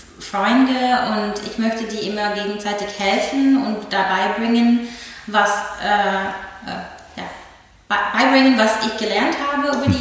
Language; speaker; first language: German; non-native, fluent; English